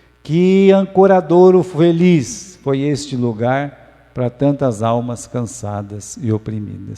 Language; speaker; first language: Portuguese; native; Portuguese